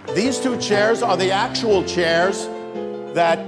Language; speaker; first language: English; native; English